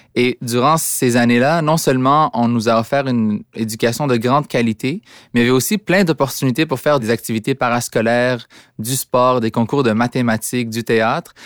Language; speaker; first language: French; early bilingual, other home language; Arabic